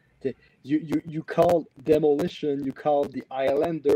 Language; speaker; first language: English; non-native, learner; French